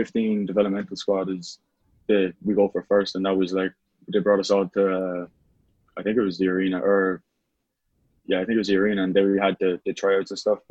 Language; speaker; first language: English; native; English